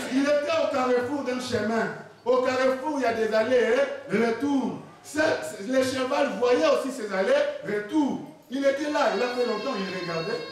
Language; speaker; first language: French; non-native, local second language; Lingala